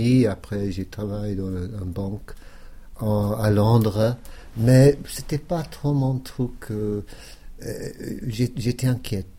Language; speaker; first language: French; non-native, fluent; English